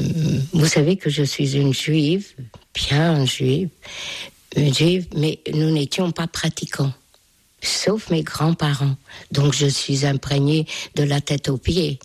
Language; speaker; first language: French; non-native, fluent; Hungarian